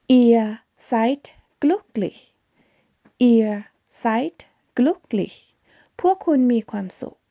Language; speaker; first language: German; non-native, fluent; Thai